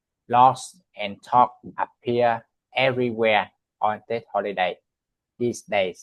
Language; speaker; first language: English; non-native, learner; Vietnamese